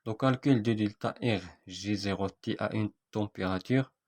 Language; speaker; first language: French; non-native, local second language; Arabic